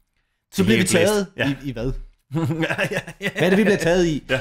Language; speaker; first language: Danish; native; Danish